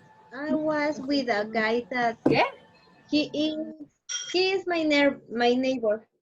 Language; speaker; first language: English; non-native, learner; Spanish